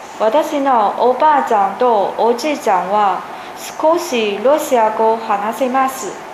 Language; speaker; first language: Japanese; non-native, learner; Chinese